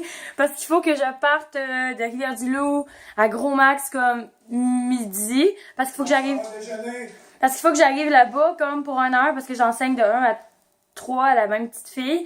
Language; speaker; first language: French; native; French